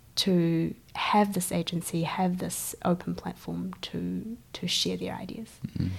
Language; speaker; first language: English; early bilingual, other home language; Chinese